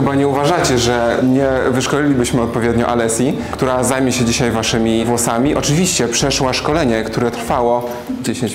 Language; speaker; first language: Polish; native; Polish